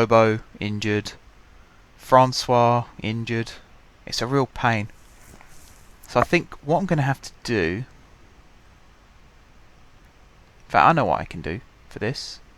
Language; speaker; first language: English; native; English